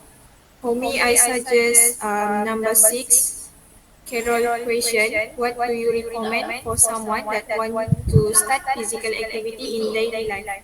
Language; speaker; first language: English; non-native, local second language; Malay